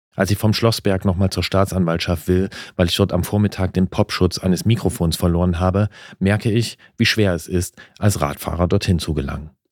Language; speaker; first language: German; native; German